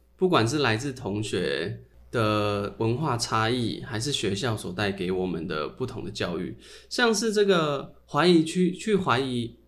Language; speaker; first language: Chinese; native; Chinese